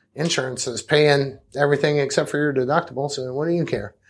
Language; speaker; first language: English; native; English